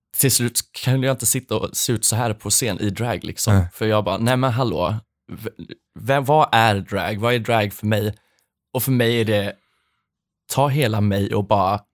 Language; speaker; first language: Swedish; early bilingual, other home language; Polish